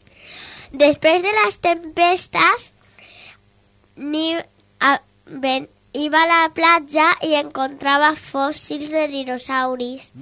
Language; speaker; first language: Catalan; non-native, local second language; Spanish